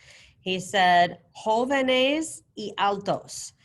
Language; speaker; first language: Spanish; non-native, fluent; English